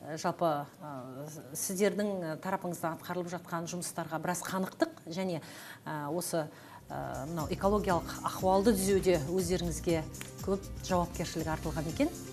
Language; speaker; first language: Kazakh; native; Kazakh